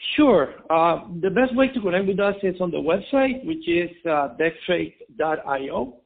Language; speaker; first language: English; non-native, fluent; Spanish